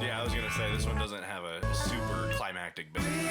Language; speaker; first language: English; native; English